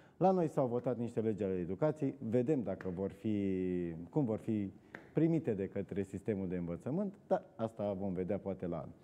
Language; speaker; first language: Romanian; native; Romanian